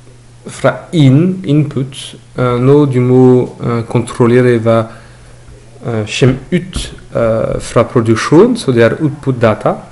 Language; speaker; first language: Norwegian; non-native, fluent; French